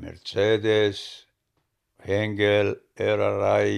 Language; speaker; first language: German; non-native, fluent; Greek